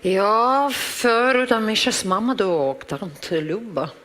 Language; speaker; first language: Swedish; non-native, learner; Ukrainian